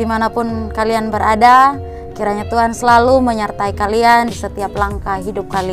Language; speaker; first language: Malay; non-native, local second language; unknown